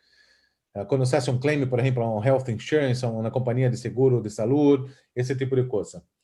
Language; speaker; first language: Portuguese; non-native, fluent; Spanish